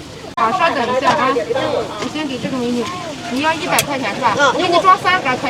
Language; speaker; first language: Chinese; native; Chinese